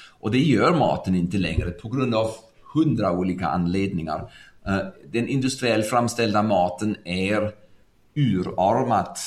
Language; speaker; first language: Swedish; non-native, fluent; German